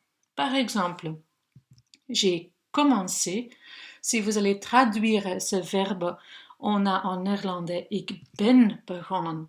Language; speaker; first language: French; non-native, local second language; Dutch